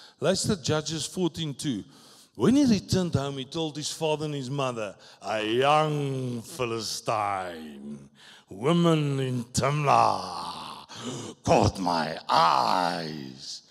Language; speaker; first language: English; non-native, local second language; Afrikaans